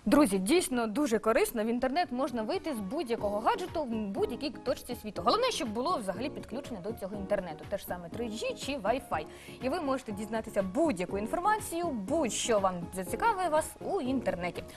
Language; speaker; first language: Ukrainian; native; Ukrainian